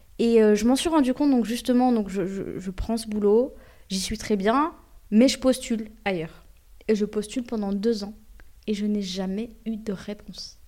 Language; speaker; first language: French; early bilingual, other home language; Arabic